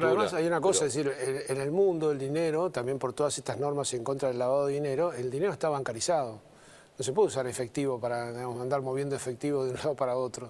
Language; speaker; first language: Spanish; native; Spanish